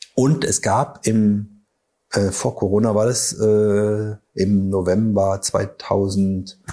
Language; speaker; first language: German; native; German